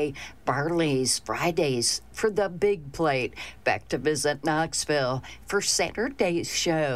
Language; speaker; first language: English; native; English